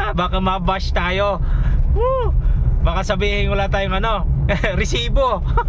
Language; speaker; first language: Filipino; non-native, local second language; Cebuano